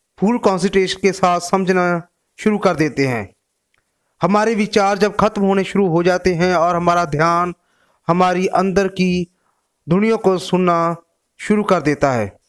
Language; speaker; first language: Hindi; non-native, local second language; Punjabi